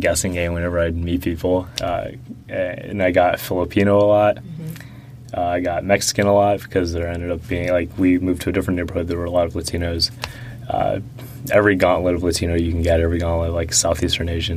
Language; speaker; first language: English; early bilingual, other home language; Russian